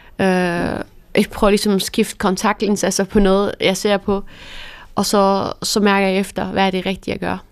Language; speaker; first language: Danish; early bilingual, other home language; Persian